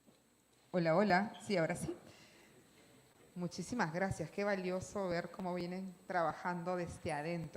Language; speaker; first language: Spanish; native; Spanish